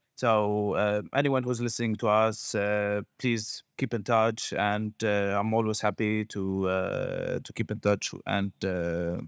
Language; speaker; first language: English; non-native, fluent; Arabic